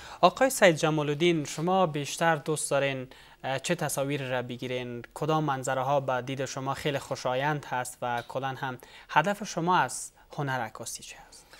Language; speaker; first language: Persian; native; Persian